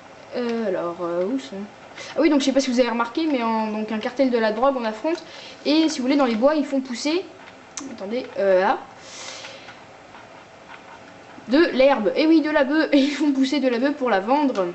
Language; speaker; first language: French; native; French